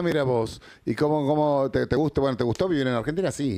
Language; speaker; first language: Spanish; native; Spanish